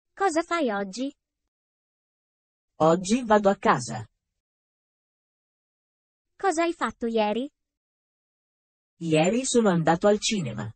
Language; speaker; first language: Italian; non-native, fluent; Sinhala